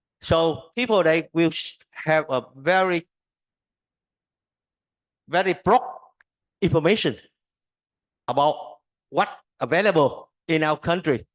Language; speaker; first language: English; non-native, learner; Vietnamese